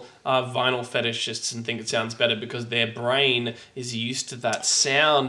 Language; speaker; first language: English; native; English